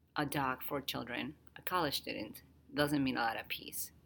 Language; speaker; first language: English; non-native, fluent; Spanish